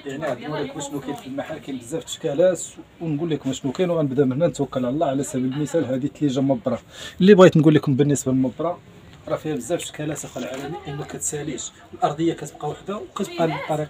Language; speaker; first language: Arabic; native; Arabic